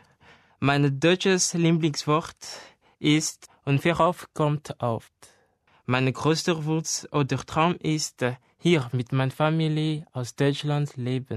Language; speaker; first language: German; non-native, learner; Malagasy